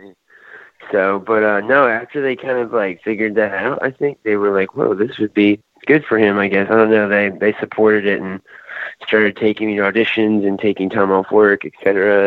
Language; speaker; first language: English; native; English